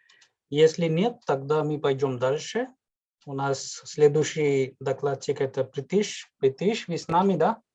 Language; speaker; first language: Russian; non-native, fluent; Hindi